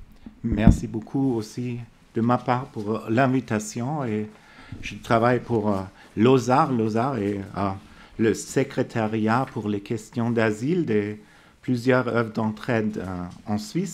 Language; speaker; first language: French; non-native, fluent; German